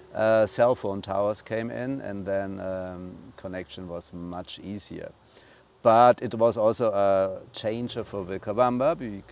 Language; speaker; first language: English; non-native, fluent; German